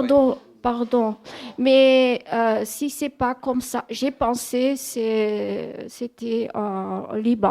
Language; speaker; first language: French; non-native, fluent; German